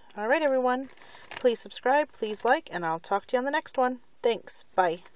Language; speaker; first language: English; native; English